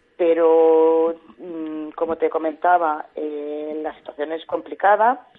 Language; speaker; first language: Spanish; non-native, local second language; Catalan